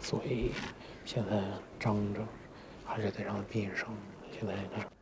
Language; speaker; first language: Chinese; native; Chinese